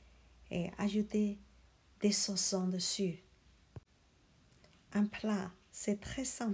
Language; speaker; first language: French; non-native, learner; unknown